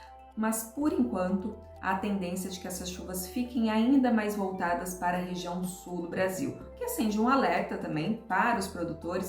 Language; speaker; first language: Portuguese; native; Portuguese